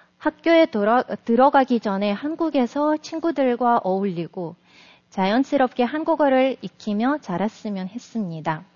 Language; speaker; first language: Korean; non-native, fluent; Russian